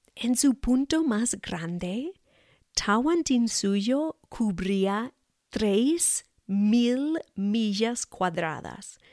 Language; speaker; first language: Spanish; non-native, fluent; English